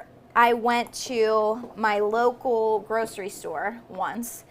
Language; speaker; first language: English; native; English